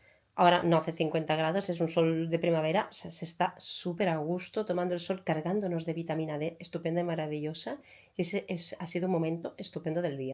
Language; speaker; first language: Spanish; native; Spanish